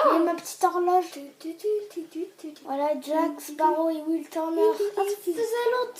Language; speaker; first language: French; native; French